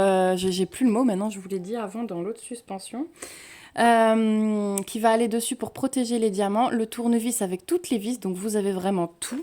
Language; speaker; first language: French; native; French